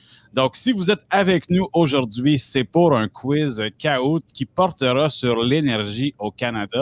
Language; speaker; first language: French; native; French